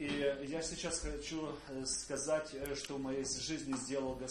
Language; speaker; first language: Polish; non-native, learner; Russian